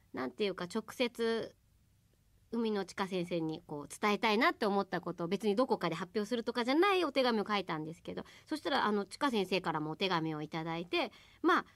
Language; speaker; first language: Japanese; native; Japanese